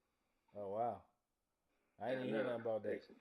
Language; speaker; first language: English; native; English